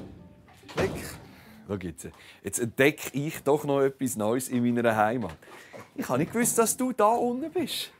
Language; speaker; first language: German; native; German